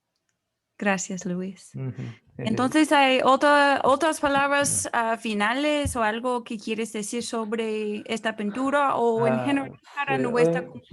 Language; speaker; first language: Spanish; non-native, fluent; English